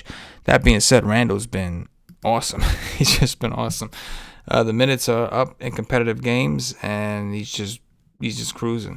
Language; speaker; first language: English; native; English